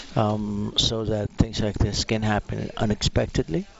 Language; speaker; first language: English; non-native, local second language; Filipino